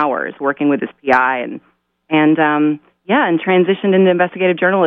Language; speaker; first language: English; native; English